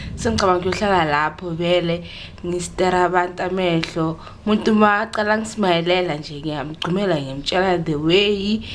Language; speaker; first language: Zulu; native; Zulu